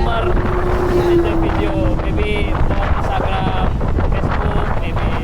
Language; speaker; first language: English; non-native, learner; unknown